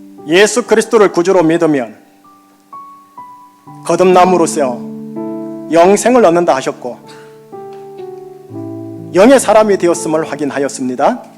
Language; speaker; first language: Korean; native; Korean